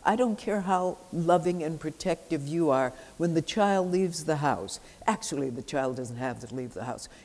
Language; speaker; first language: English; native; English